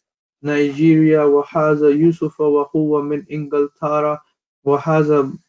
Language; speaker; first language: Arabic; non-native, learner; English